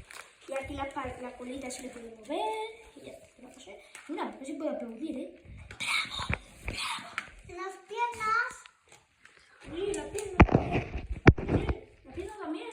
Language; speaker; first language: Spanish; native; Spanish